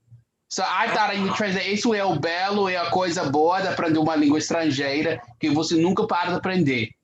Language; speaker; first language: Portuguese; non-native, fluent; English